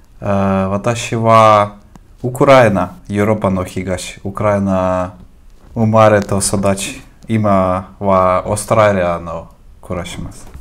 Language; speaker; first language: Japanese; non-native, learner; Russian